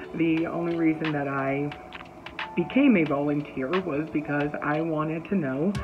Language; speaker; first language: English; native; English